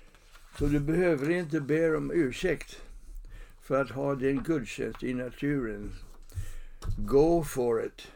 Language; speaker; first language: Swedish; non-native, fluent; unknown